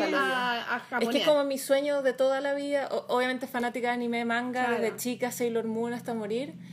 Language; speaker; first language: Spanish; native; Spanish